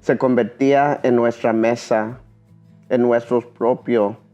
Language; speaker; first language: Spanish; early bilingual, heritage; Spanish